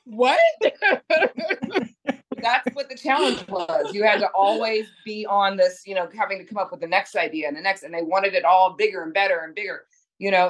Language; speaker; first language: English; native; English